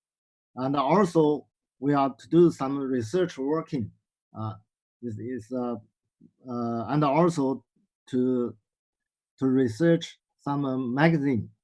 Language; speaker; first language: English; non-native, learner; Chinese